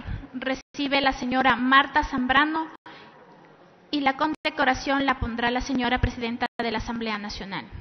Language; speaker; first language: Spanish; native; Spanish